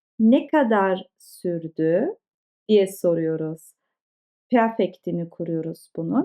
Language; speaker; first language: Turkish; early bilingual, heritage; Turkish